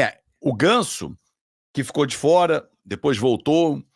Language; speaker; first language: Portuguese; native; Portuguese